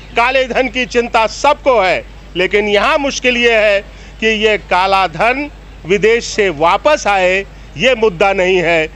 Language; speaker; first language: Hindi; native; Hindi